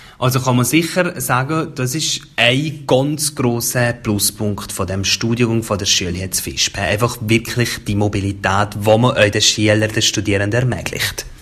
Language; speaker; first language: German; native; German